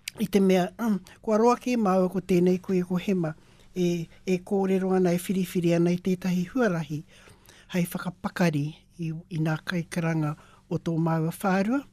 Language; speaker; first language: Māori; native; Māori